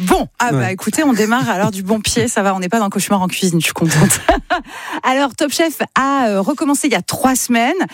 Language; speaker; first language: French; native; French